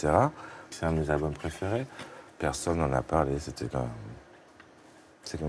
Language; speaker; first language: French; native; French